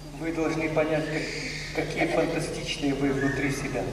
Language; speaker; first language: Russian; native; Russian